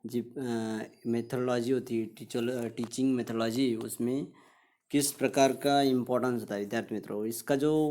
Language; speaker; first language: Hindi; non-native, local second language; Marathi